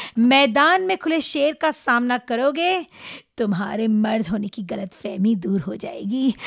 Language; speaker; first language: Hindi; non-native, local second language; Marathi